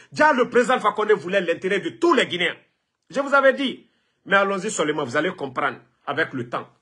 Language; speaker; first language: French; non-native, local second language; Mandingo